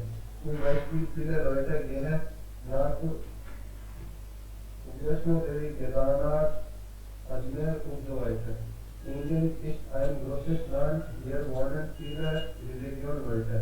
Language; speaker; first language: German; non-native, learner; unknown